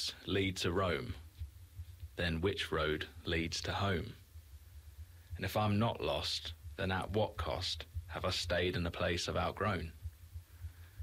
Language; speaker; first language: English; native; English